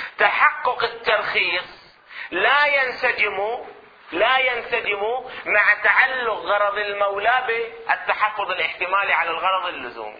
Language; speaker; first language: Arabic; native; Arabic